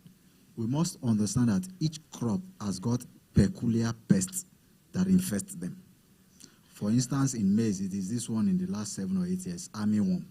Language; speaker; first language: English; non-native, local second language; Yoruba